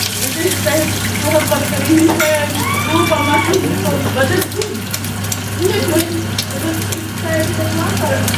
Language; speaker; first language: Indonesian; non-native, learner; Russian